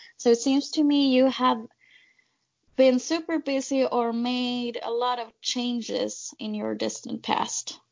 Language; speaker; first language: English; non-native, fluent; Swedish